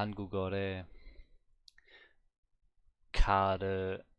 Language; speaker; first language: Korean; non-native, learner; German